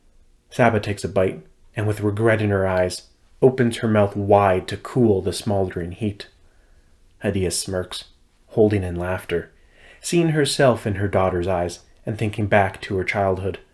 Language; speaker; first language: English; native; English